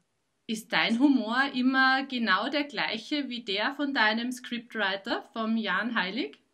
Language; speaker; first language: German; native; German